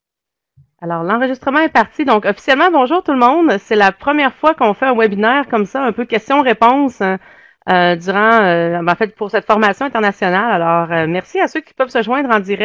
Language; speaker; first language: French; native; French